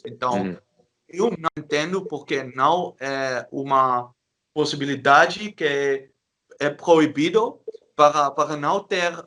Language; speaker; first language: Portuguese; non-native, learner; Dutch